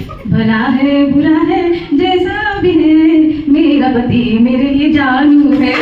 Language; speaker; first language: Hindi; non-native, local second language; Marathi